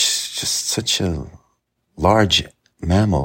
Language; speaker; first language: English; non-native, fluent; Portuguese